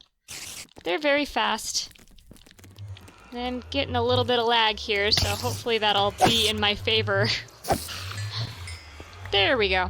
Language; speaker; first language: English; native; English